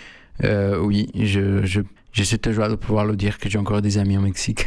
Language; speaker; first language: French; non-native, fluent; Spanish